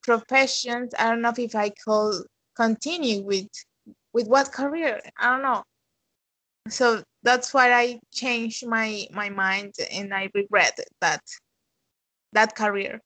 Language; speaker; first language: English; non-native, fluent; Spanish